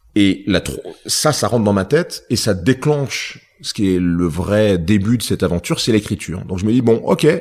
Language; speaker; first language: French; native; French